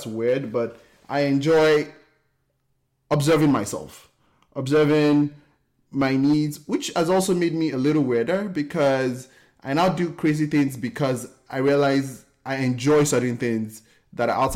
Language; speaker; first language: English; non-native, local second language; Yoruba